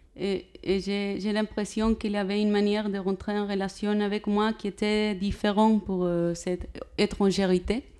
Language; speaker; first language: French; non-native, learner; Spanish